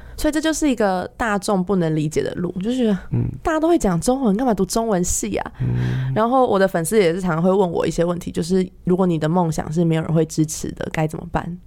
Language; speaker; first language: Chinese; native; Chinese